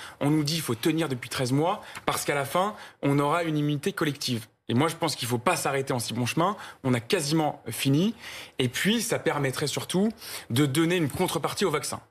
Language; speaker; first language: French; native; French